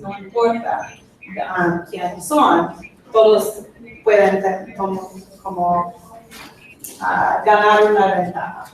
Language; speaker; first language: Spanish; non-native, fluent; English